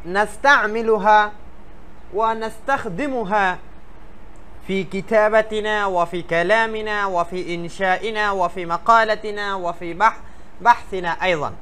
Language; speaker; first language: Arabic; non-native, fluent; Bangla